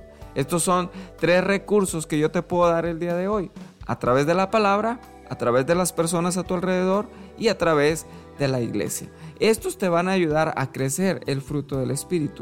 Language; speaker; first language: Spanish; native; Spanish